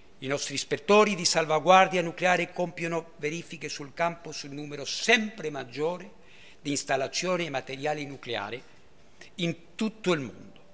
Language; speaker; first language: Italian; early bilingual, heritage; Italian